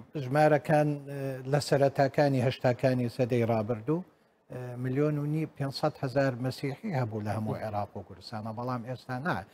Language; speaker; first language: Central Kurdish; non-native, local second language; Assyrian Neo-Aramaic